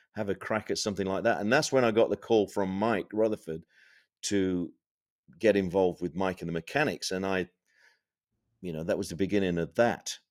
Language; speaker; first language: English; native; English